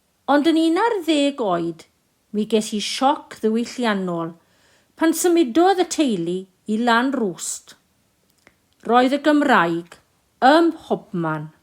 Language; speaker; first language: Welsh; non-native, local second language; English